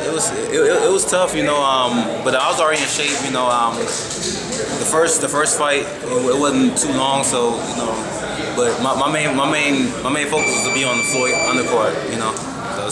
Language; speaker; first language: English; native; English